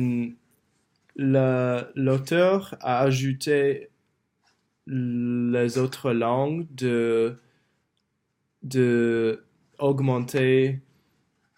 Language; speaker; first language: French; non-native, learner; English